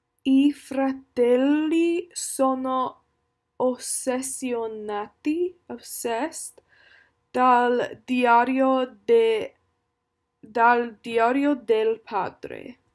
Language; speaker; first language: Italian; non-native, learner; English